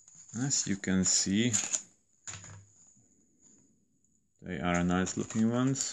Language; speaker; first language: English; non-native, learner; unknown